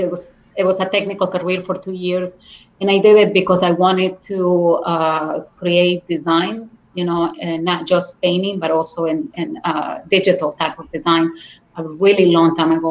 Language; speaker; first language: English; non-native, fluent; Spanish